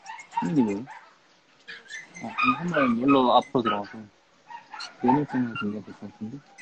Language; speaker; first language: Japanese; non-native, fluent; Korean